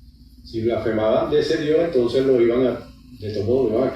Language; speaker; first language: Spanish; native; Spanish